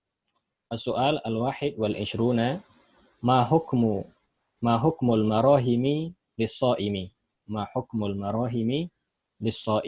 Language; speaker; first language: Arabic; non-native, fluent; Indonesian